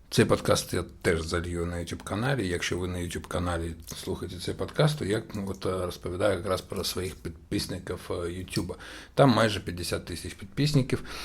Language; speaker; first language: Ukrainian; non-native, local second language; Russian